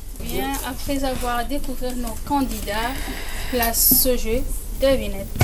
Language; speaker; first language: French; non-native, local second language; Comorian